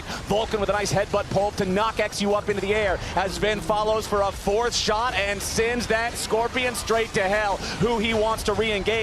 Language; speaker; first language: English; native; English